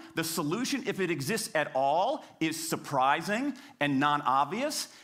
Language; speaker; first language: English; native; English